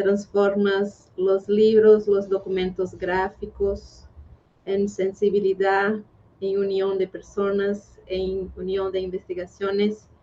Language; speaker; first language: Spanish; non-native, fluent; Portuguese